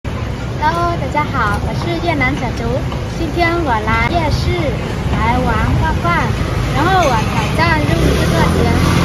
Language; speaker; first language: Chinese; non-native, learner; Vietnamese